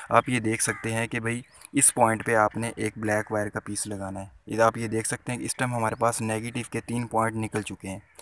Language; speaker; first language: Urdu; non-native, local second language; Punjabi